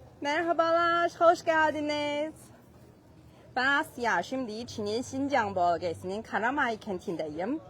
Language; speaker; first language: Turkish; non-native, learner; Chinese